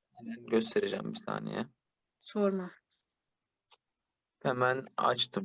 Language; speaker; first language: Turkish; native; Turkish